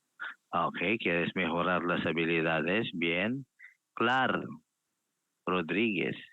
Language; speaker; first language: Spanish; non-native, fluent; Filipino